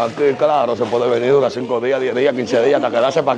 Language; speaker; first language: Spanish; native; Spanish